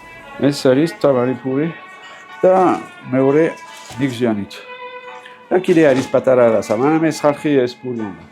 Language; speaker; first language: Georgian; non-native, learner; French